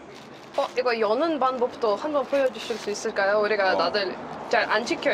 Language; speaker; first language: Korean; non-native, fluent; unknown